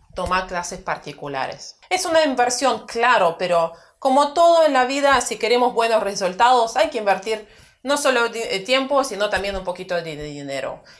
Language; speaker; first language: Spanish; non-native, fluent; Russian